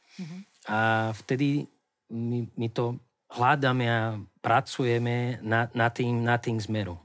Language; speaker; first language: Slovak; non-native, learner; Portuguese